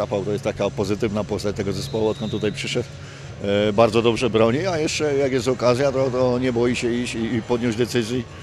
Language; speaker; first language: Polish; native; Polish